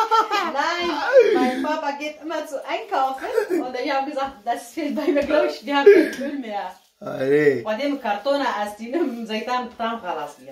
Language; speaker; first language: German; non-native, learner; Kurdish